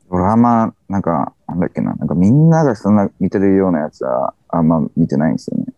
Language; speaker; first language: Japanese; native; Japanese